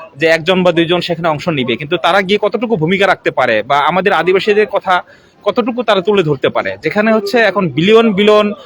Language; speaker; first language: Bangla; non-native, local second language; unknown